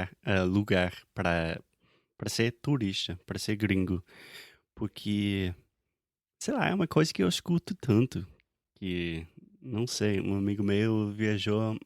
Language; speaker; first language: Portuguese; non-native, fluent; English